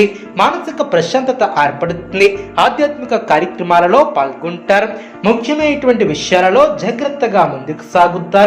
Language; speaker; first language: Telugu; native; Telugu